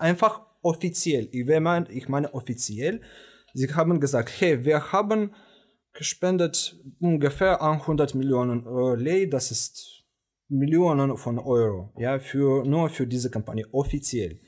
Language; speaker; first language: German; non-native, fluent; Romanian